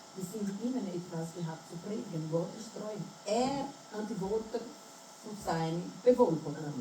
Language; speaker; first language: German; non-native, learner; Portuguese